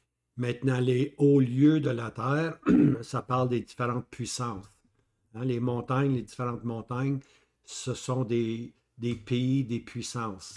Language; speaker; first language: French; native; French